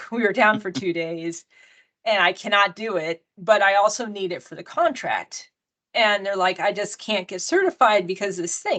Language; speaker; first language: English; native; English